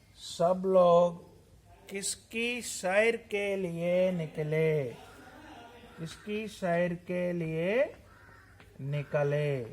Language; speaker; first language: Hindi; non-native, local second language; Telugu